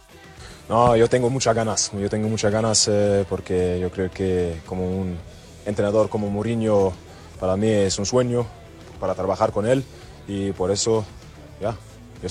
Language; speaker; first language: Spanish; non-native, learner; German